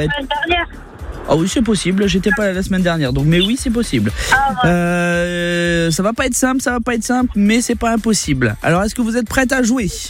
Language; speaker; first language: French; native; French